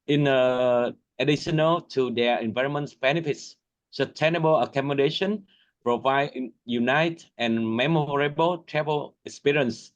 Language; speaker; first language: English; non-native, learner; Vietnamese